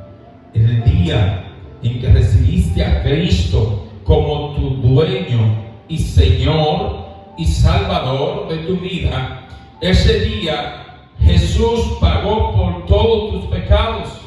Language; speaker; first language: Spanish; native; Spanish